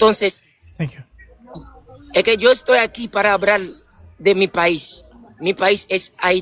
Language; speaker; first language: Spanish; non-native, local second language; Haitian Creole